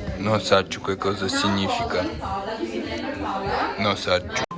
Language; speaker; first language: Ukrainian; non-native, learner; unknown